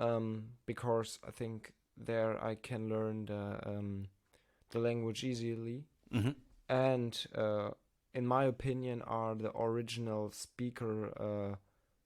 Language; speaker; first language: English; non-native, learner; German